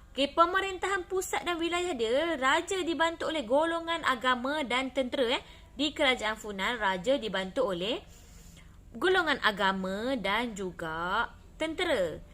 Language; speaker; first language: Malay; native; Malay